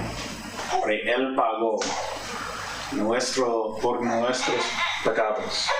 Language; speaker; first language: Spanish; non-native, fluent; English